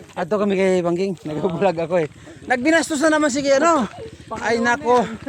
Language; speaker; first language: Filipino; non-native, local second language; Aklanon